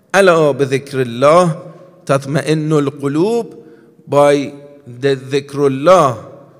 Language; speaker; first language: English; non-native, fluent; Persian